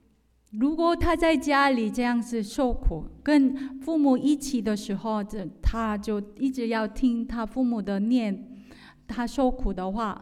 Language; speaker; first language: Chinese; non-native, fluent; Korean